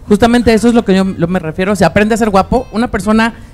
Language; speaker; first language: Spanish; native; Spanish